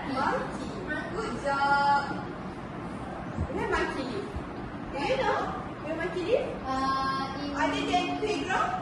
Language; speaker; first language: English; non-native, learner; Malay